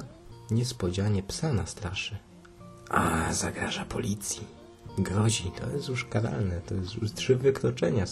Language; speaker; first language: Polish; native; Polish